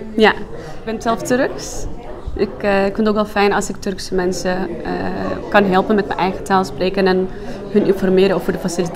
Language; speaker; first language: Dutch; non-native, fluent; Turkish